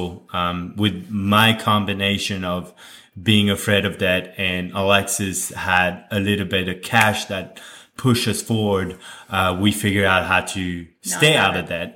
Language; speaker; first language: English; non-native, fluent; French